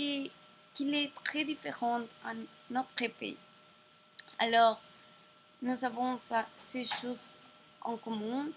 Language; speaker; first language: French; non-native, learner; Spanish